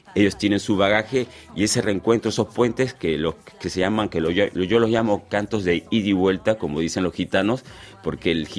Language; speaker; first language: Spanish; native; Spanish